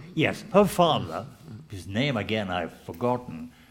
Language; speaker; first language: English; native; English